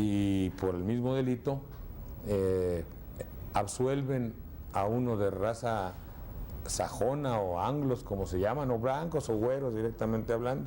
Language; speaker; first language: Spanish; native; Spanish